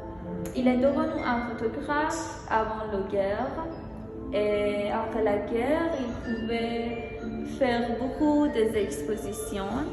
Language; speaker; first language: French; non-native, learner; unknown